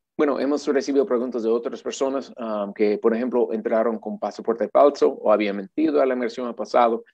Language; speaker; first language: Spanish; non-native, fluent; English